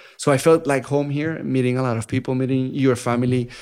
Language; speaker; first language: English; non-native, fluent; Spanish